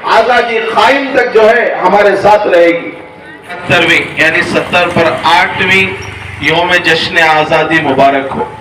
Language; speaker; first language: Urdu; native; Urdu